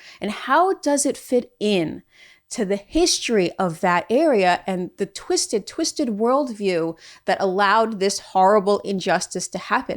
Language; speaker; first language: English; native; English